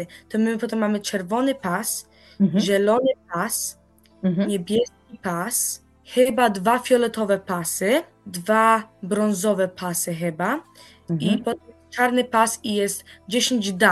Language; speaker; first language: Polish; early bilingual, heritage; Polish